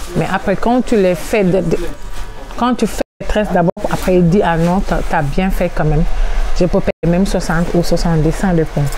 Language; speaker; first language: French; non-native, local second language; Wolof